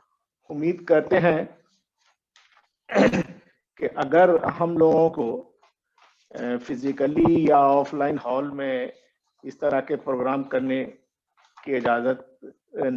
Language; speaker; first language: Urdu; native; Urdu